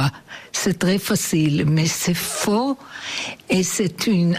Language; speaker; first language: French; non-native, learner; Hebrew